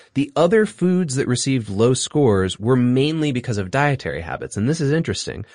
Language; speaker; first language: English; native; English